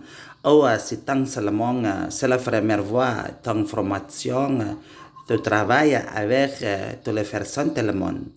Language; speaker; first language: French; non-native, learner; Indonesian